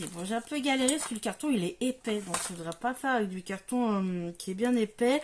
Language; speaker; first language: French; native; French